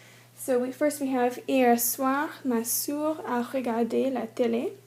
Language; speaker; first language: French; non-native, learner; English